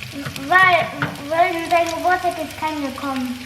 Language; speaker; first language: German; early bilingual, heritage; German